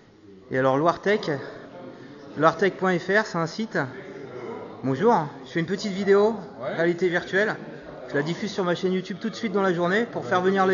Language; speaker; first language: French; native; French